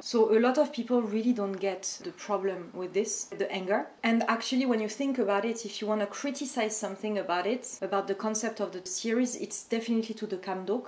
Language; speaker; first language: English; non-native, fluent; French